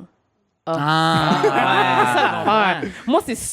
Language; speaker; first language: French; native; French